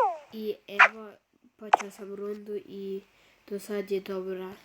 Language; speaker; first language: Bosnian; early bilingual, heritage; Bosnian